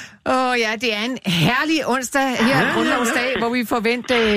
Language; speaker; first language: Danish; native; Danish